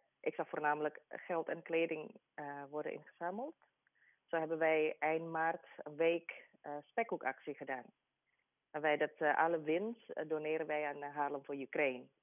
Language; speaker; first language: Dutch; non-native, learner; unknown